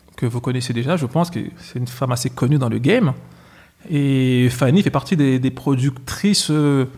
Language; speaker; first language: French; native; French